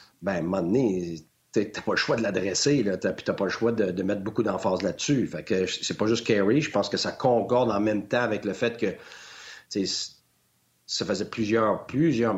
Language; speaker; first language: French; native; French